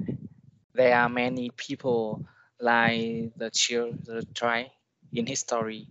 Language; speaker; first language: English; non-native, learner; Vietnamese